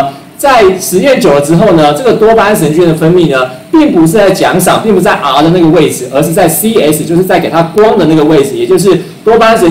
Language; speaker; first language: Chinese; native; Chinese